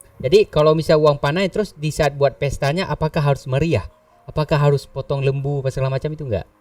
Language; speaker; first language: Indonesian; native; Indonesian